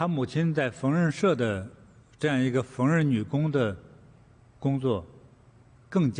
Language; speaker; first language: Chinese; native; Chinese